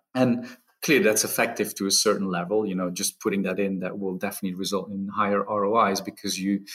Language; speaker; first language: English; non-native, fluent; Dutch